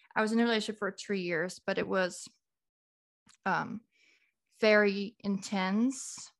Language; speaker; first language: English; non-native, fluent; Dutch